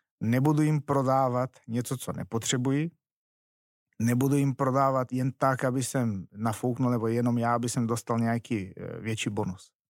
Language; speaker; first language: Czech; non-native, fluent; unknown